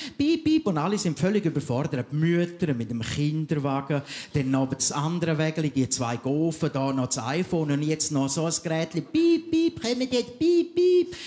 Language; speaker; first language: German; native; German